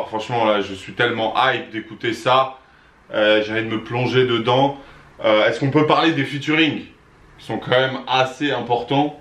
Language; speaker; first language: French; native; French